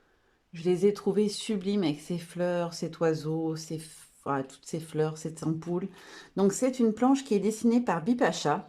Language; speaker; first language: French; native; French